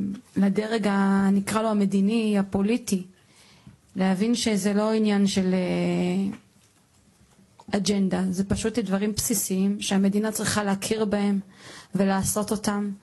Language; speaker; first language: Hebrew; native; Hebrew